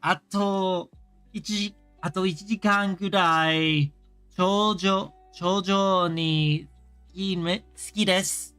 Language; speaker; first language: Japanese; non-native, learner; English